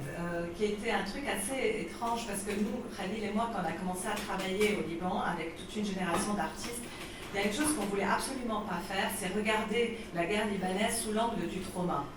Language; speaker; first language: French; non-native, local second language; Arabic